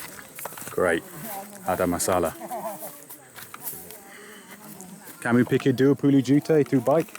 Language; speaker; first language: Indonesian; non-native, learner; English